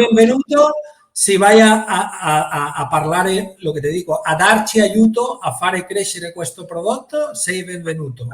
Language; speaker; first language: Italian; non-native, fluent; Spanish